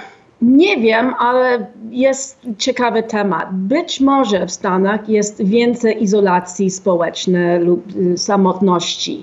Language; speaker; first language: Polish; non-native, fluent; English